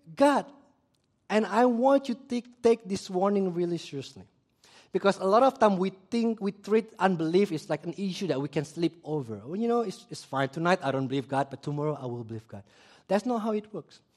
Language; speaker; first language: English; early bilingual, other home language; Indonesian